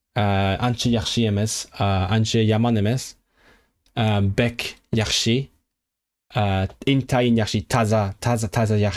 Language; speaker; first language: Uzbek; non-native, learner; Cantonese